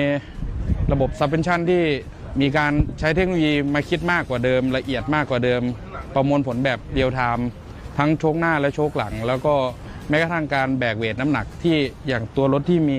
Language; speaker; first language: Thai; native; Thai